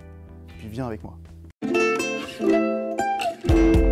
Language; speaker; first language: French; native; French